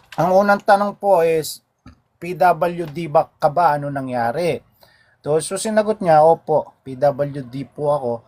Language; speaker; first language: Filipino; native; Filipino